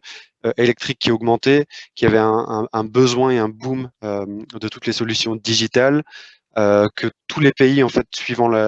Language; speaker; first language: French; native; French